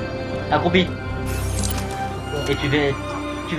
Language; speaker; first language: French; native; French